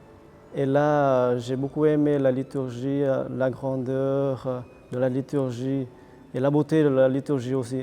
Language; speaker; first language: French; non-native, fluent; Vietnamese